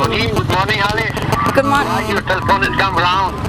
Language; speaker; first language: English; non-native, learner; Thai